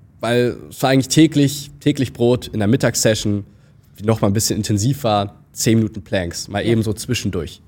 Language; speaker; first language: German; native; German